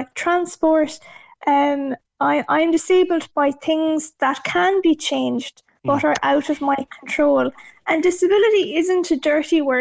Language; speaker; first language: English; native; English